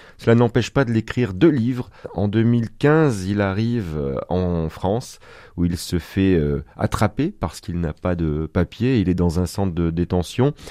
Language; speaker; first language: French; native; French